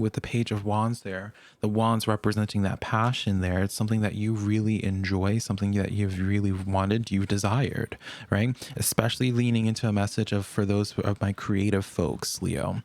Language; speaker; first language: English; native; English